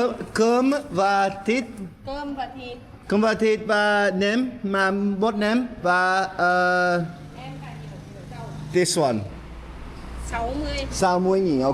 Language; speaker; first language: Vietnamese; non-native, learner; English